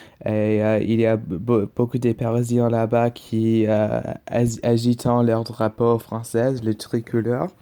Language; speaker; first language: French; non-native, learner; English